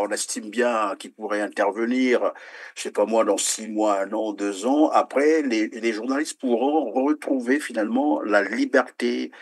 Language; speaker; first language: French; native; French